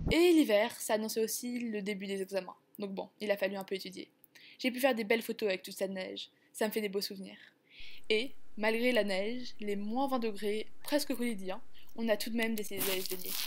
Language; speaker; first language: French; native; French